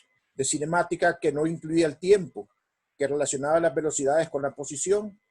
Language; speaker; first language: Spanish; native; Spanish